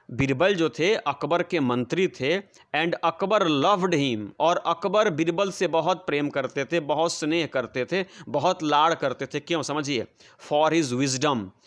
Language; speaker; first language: Hindi; non-native, local second language; Bhojpuri